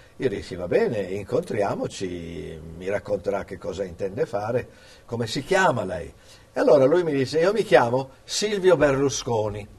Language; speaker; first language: Italian; early bilingual, other home language; English